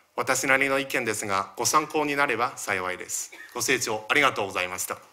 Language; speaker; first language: Japanese; early bilingual, other home language; Chinese